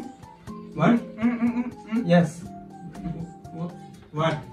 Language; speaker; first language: English; non-native, fluent; Nepali